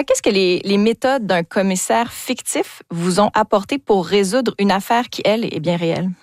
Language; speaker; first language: French; native; French